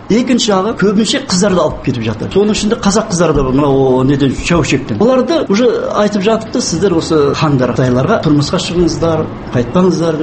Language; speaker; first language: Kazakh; non-native, local second language; Uyghur